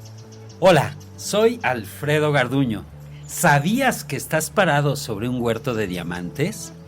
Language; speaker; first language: Spanish; native; Spanish